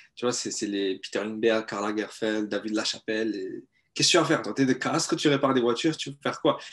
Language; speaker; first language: French; native; French